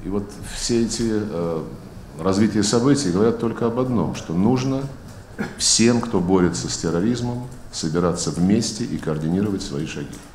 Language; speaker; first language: Russian; native; Russian